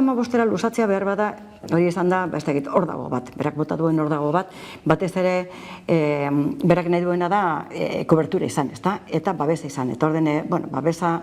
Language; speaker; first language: Basque; native; Basque